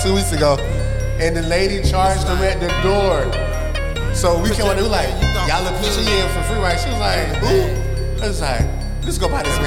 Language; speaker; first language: English; native; English